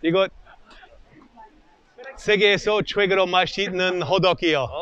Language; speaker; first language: Korean; non-native, learner; English